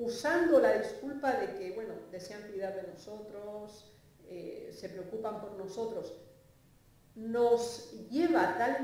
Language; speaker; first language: Spanish; native; Spanish